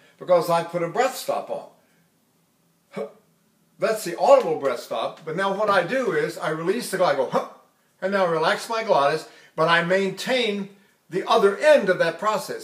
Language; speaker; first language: English; native; English